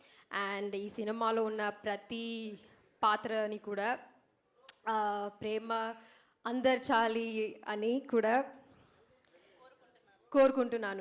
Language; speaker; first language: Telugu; non-native, learner; Malayalam